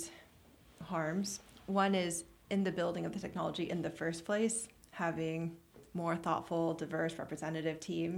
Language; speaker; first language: English; native; English